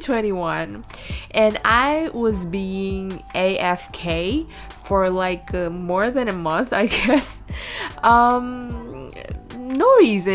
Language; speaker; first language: English; non-native, fluent; Indonesian